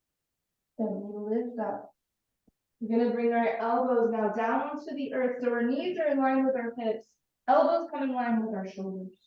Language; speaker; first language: English; native; English